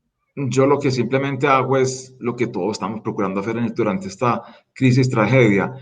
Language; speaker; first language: Spanish; native; Spanish